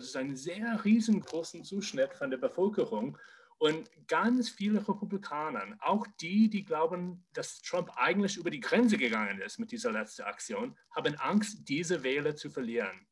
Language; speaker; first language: German; non-native, fluent; English